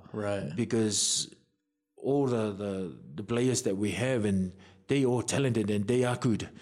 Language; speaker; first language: English; non-native, fluent; Samoan